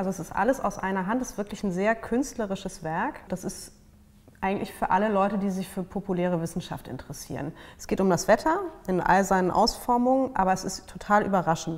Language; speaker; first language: German; native; German